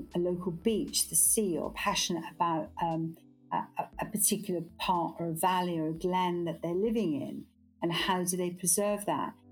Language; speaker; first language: English; native; English